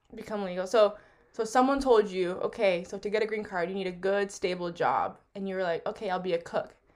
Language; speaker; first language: English; early bilingual, other home language; Portuguese